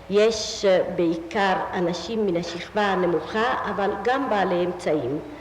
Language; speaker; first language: Hebrew; non-native, fluent; Italian